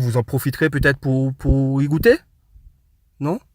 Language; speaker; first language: French; non-native, local second language; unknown